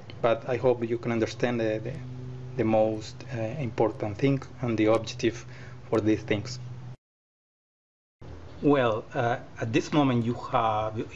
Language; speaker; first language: English; non-native, learner; Spanish